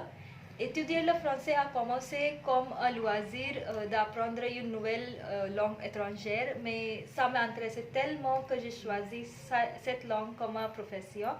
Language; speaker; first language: French; non-native, fluent; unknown